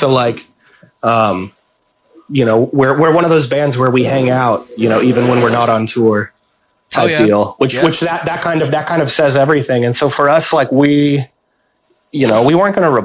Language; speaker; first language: English; native; English